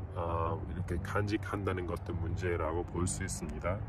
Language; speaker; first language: Korean; non-native, fluent; English